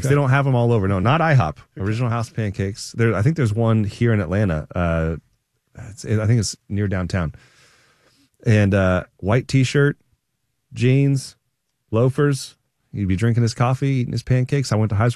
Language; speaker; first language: English; native; English